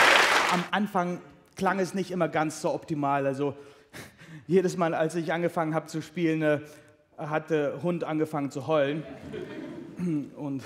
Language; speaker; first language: German; non-native, fluent; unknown